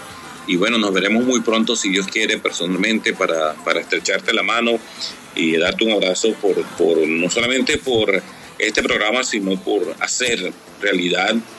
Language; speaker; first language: Spanish; native; Spanish